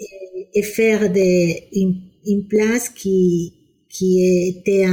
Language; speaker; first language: French; non-native, fluent; Spanish